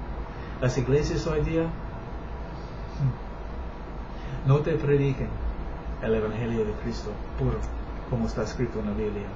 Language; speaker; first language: Spanish; non-native, learner; English